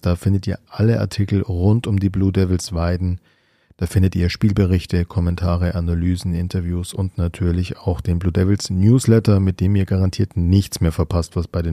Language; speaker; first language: German; native; German